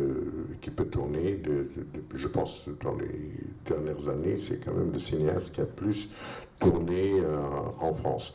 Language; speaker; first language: French; non-native, fluent; Portuguese